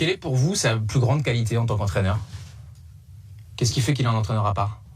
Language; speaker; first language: French; native; French